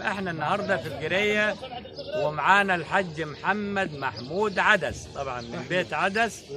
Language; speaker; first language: Arabic; native; Arabic